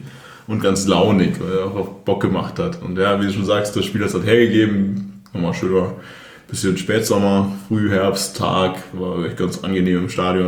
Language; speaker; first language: German; native; German